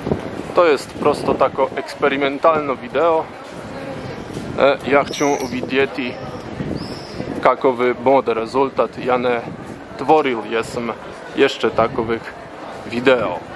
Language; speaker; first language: Polish; non-native, learner; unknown